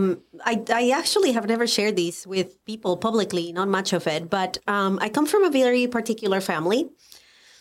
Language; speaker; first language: English; non-native, fluent; Spanish